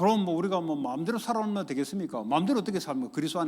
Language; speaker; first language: Korean; native; Korean